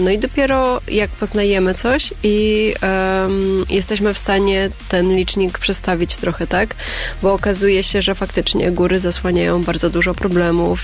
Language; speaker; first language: Polish; native; Polish